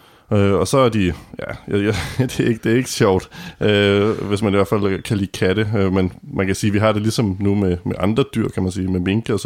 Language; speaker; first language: Danish; native; Danish